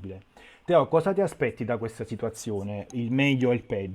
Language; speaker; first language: Italian; native; Italian